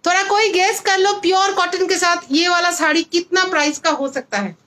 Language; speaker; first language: Hindi; non-native, local second language; Bangla